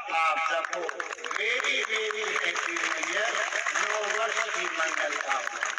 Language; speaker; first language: Hindi; native; Hindi